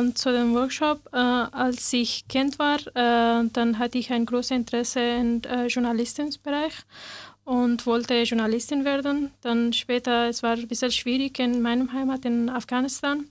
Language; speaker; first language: German; non-native, learner; Persian